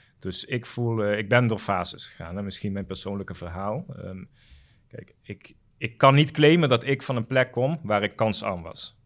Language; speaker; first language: Dutch; non-native, local second language; Papiamento